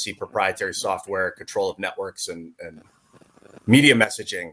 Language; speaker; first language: English; native; English